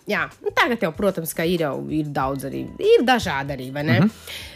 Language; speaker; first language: Latvian; non-native, fluent; Portuguese